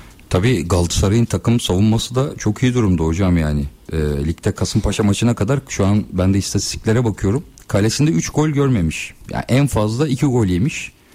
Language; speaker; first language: Turkish; native; Turkish